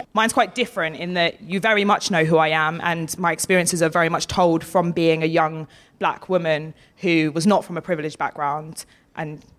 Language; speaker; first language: English; native; English